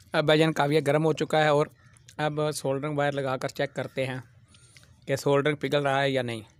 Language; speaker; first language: Urdu; non-native, local second language; Punjabi